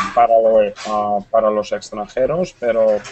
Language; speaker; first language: Spanish; non-native, learner; Russian